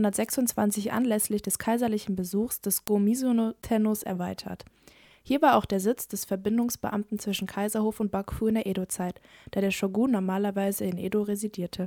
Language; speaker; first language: German; native; German